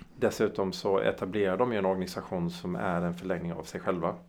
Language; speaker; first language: Swedish; early bilingual, other home language; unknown